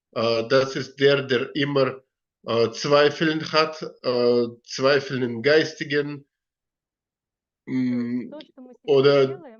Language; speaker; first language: German; non-native, learner; Russian